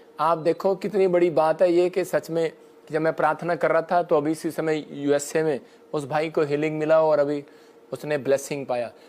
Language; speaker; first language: Hindi; non-native, local second language; Punjabi